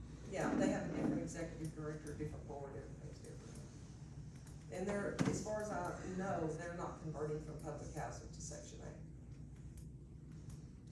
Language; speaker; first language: English; native; English